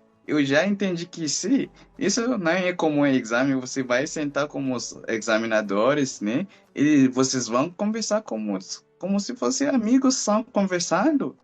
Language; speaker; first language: Portuguese; non-native, fluent; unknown